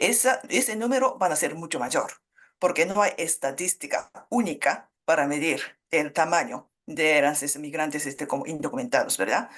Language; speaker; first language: Spanish; non-native, fluent; Japanese